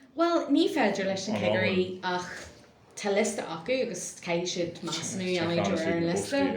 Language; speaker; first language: Irish; non-native, local second language; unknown